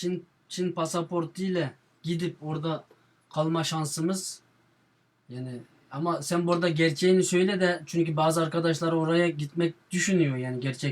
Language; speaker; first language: Turkish; non-native, fluent; Uyghur